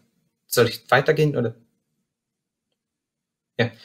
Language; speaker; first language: German; non-native, fluent; Czech